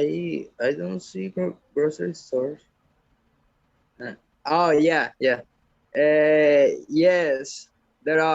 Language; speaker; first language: English; non-native, learner; Spanish